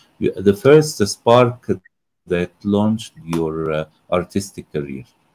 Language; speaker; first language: English; non-native, fluent; Arabic